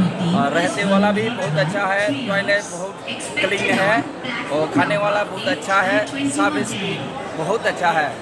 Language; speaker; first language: Hindi; non-native, learner; Burmese